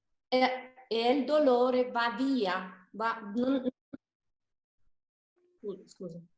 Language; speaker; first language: Italian; non-native, fluent; Spanish